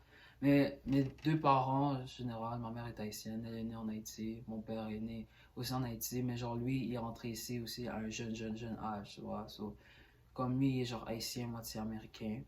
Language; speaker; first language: French; early bilingual, other home language; Haitian Creole